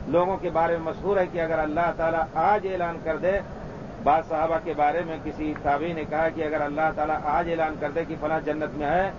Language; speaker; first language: Urdu; native; Urdu